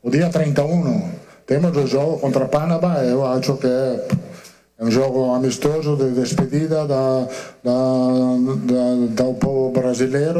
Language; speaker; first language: Portuguese; non-native, learner; Italian